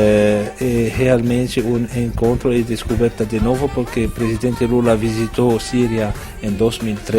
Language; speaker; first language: Portuguese; non-native, fluent; Arabic